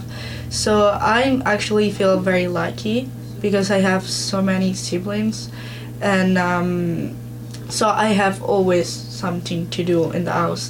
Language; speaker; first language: English; non-native, learner; Italian